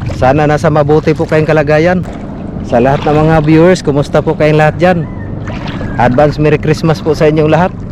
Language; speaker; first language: Filipino; non-native, local second language; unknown